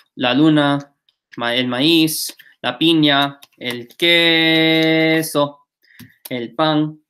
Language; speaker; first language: Spanish; non-native, fluent; English